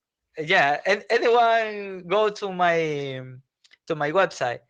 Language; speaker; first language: English; non-native, learner; Spanish